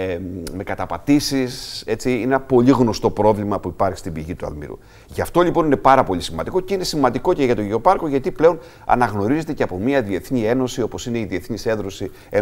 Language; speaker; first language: Greek; native; Greek